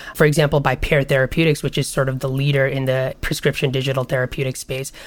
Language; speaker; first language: English; non-native, local second language; Bangla